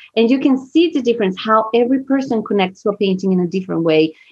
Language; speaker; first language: English; non-native, fluent; Spanish